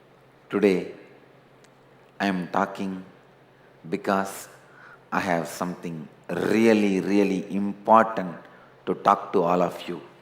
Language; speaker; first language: English; non-native, local second language; Tamil